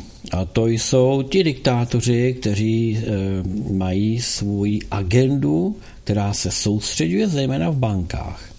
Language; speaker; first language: Czech; native; Czech